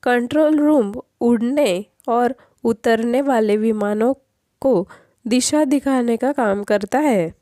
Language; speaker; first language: Hindi; non-native, local second language; Marathi